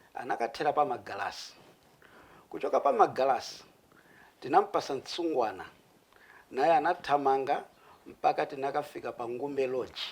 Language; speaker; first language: Nyanja; non-native, local second language; Tumbuka